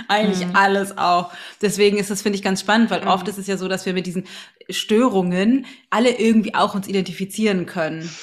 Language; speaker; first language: German; native; German